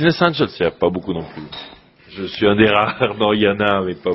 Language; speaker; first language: French; native; French